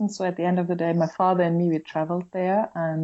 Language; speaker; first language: English; non-native, fluent; German